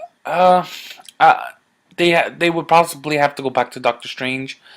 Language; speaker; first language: English; native; English